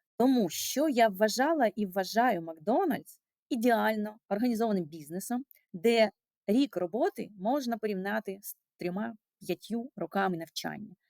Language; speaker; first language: Ukrainian; non-native, local second language; Russian